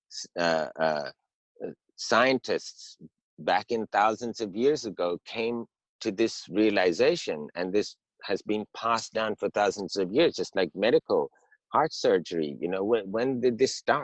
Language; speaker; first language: English; early bilingual, heritage; English